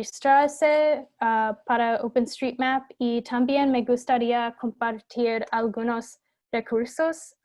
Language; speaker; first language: Spanish; non-native, fluent; English